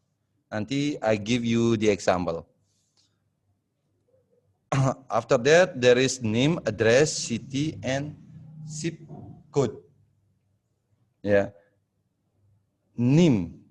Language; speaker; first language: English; non-native, fluent; Indonesian